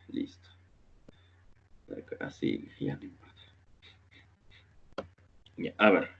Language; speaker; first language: Spanish; native; Spanish